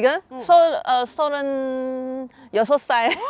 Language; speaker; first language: Korean; non-native, learner; Chinese